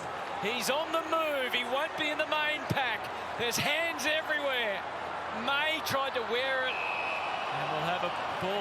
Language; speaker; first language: English; native; English